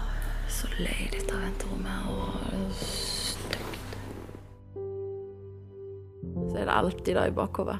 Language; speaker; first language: Norwegian; native; Norwegian